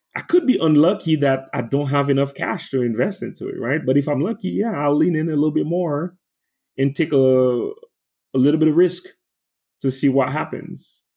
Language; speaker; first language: English; non-native, fluent; French